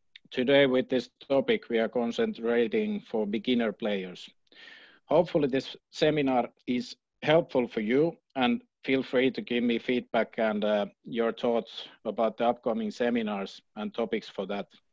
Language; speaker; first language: English; non-native, fluent; Finnish